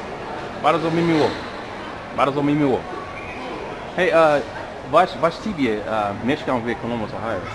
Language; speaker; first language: Polish; non-native, learner; English